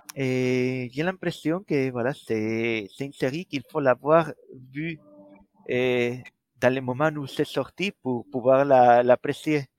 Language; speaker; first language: French; non-native, fluent; Spanish